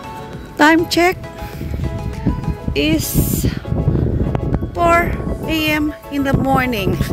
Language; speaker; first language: English; non-native, local second language; Filipino